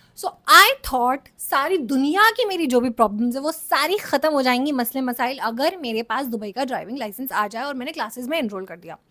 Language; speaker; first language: Hindi; native; Hindi